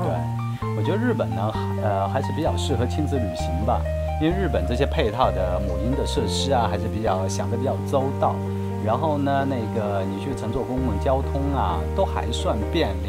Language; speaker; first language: Chinese; native; Chinese